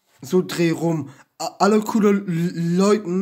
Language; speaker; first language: German; non-native, learner; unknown